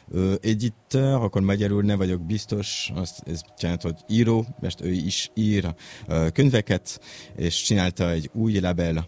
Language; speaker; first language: Hungarian; non-native, learner; French